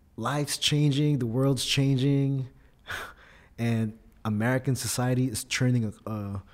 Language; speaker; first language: English; early bilingual, other home language; Filipino